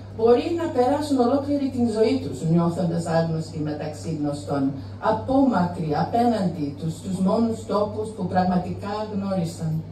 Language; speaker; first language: Greek; non-native, fluent; English